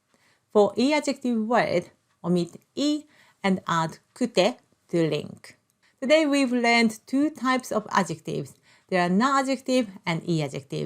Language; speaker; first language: English; non-native, local second language; Japanese